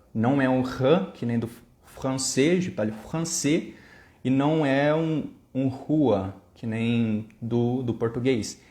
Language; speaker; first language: Portuguese; native; Portuguese